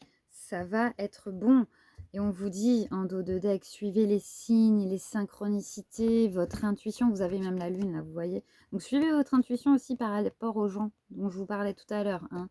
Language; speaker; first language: French; native; French